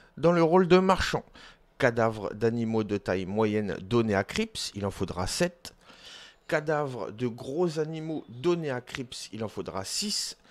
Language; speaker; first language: French; native; French